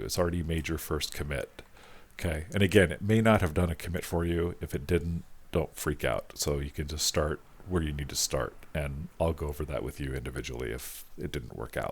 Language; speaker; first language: English; native; English